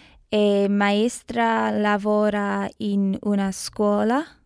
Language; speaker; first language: Italian; non-native, learner; English